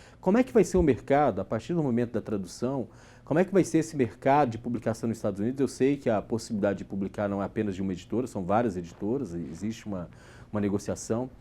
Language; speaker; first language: Portuguese; native; Portuguese